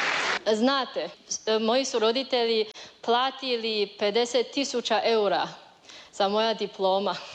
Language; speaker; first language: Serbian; non-native, learner; Chinese